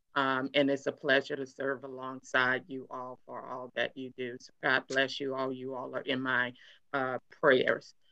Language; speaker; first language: English; native; English